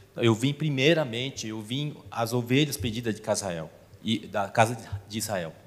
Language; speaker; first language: Portuguese; non-native, fluent; Korean